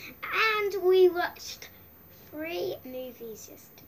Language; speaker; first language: English; native; English